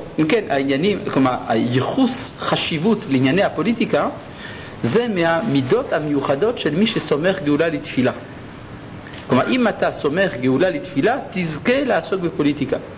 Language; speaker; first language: Hebrew; early bilingual, other home language; French